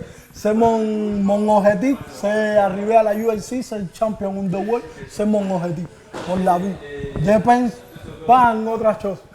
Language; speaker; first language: French; non-native, learner; Spanish